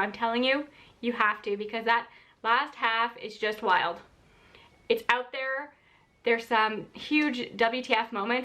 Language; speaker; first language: English; native; English